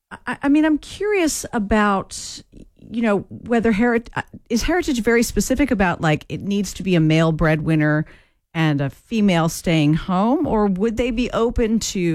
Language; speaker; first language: English; native; English